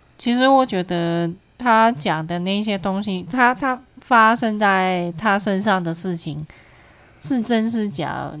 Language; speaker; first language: Chinese; native; Chinese